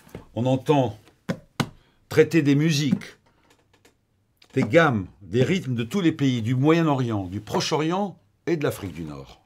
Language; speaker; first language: French; non-native, local second language; Arabic